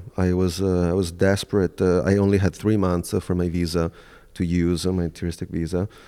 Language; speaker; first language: English; non-native, fluent; Italian